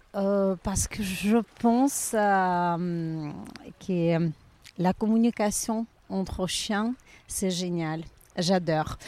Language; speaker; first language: French; non-native, fluent; Ukrainian